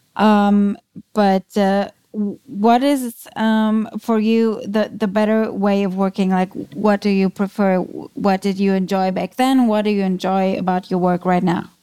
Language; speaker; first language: English; non-native, fluent; German